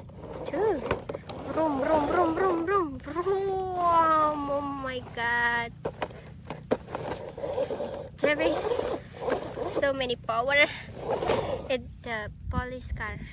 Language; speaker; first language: English; non-native, learner; Indonesian